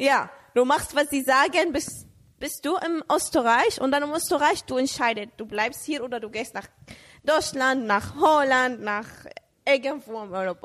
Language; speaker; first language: German; non-native, learner; Arabic